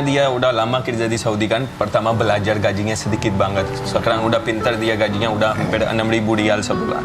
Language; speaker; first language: Indonesian; non-native, fluent; Hindi